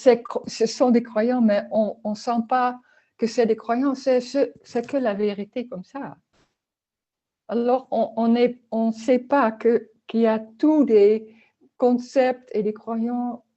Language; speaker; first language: French; non-native, learner; Dutch